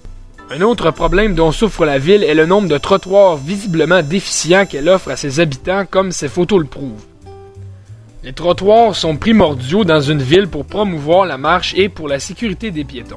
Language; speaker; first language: French; native; French